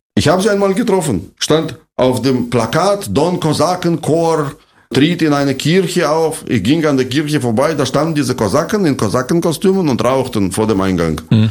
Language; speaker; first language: German; non-native, fluent; Russian